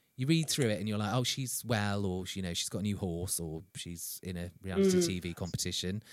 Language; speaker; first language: English; non-native, fluent; Swedish